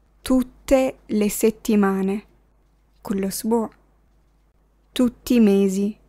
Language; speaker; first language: Italian; non-native, fluent; Arabic